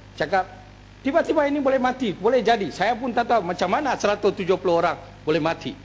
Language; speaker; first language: Malay; non-native, local second language; Tamil